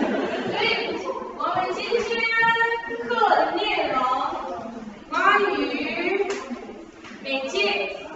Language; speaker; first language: Chinese; non-native, fluent; English